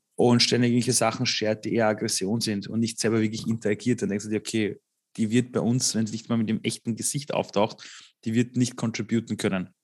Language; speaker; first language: German; early bilingual, other home language; Persian